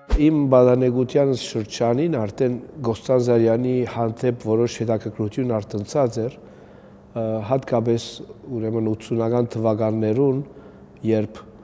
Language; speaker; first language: Armenian; early bilingual, heritage; Armenian